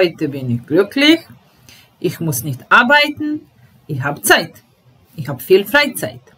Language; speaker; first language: German; non-native, fluent; Serbian